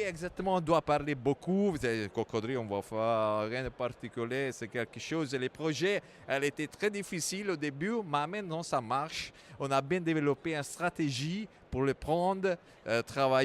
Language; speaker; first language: French; non-native, fluent; Italian